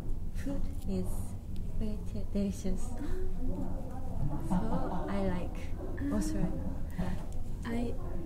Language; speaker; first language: English; non-native, learner; Japanese